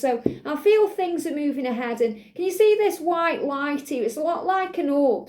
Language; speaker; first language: English; native; English